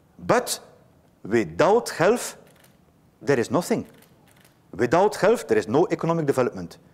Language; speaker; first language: English; non-native, fluent; Dutch